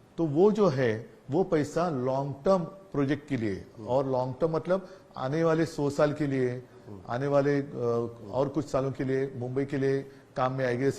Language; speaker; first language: Hindi; non-native, local second language; Marathi